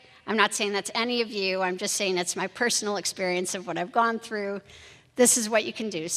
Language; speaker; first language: English; native; English